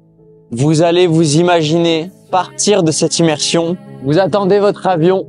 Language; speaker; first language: French; native; French